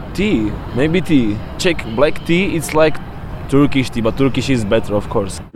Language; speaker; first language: English; non-native, learner; Czech